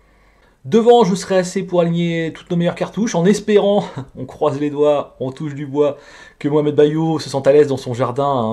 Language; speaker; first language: French; native; French